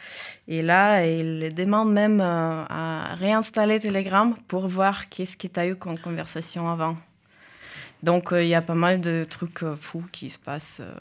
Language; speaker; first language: French; non-native, fluent; Russian